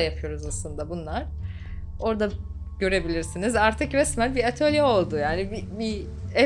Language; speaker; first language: Turkish; non-native, fluent; Arabic